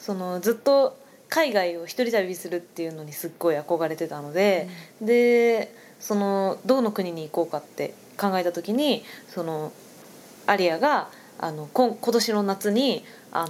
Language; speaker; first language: Japanese; native; Japanese